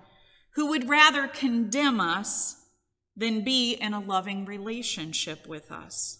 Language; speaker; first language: English; native; English